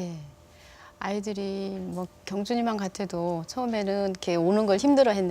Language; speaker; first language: Korean; native; Korean